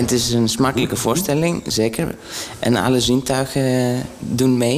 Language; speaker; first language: Dutch; non-native, fluent; Greek